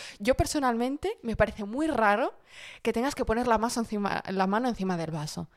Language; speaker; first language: Spanish; early bilingual, other home language; Arabic